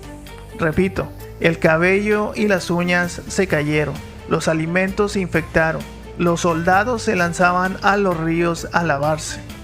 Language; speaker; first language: Spanish; native; Spanish